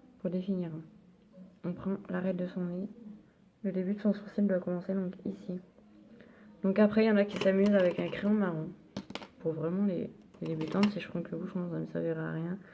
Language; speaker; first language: French; native; French